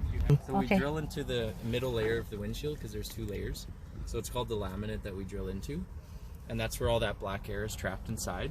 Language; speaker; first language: English; native; English